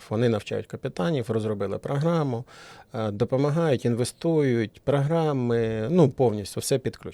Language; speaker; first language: Ukrainian; native; Ukrainian